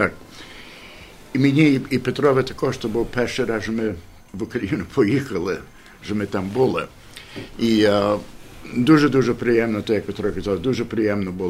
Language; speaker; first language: Ukrainian; early bilingual, heritage; Ukrainian